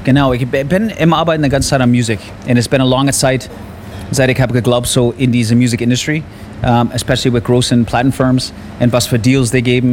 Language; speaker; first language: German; non-native, learner; English